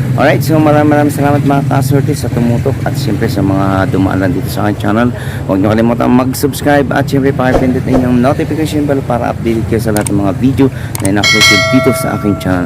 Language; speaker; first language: Filipino; native; Filipino